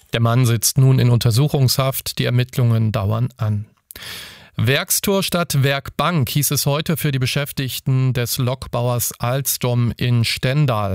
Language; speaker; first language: German; native; German